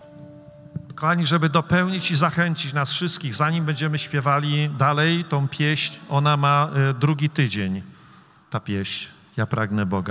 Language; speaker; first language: Polish; native; Polish